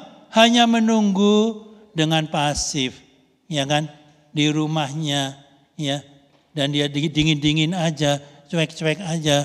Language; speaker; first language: Indonesian; native; Indonesian